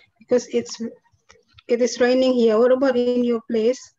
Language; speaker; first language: English; non-native, fluent; Indonesian